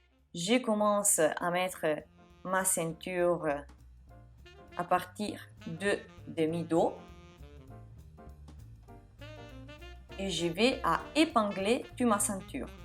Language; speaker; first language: French; non-native, fluent; Italian